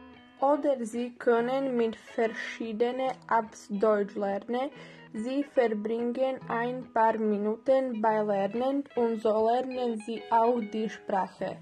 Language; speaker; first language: German; non-native, learner; Slovak